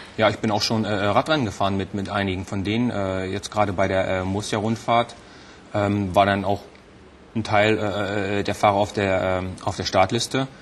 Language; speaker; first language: German; native; German